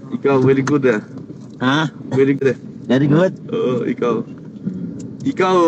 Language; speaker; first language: Filipino; non-native, learner; Chinese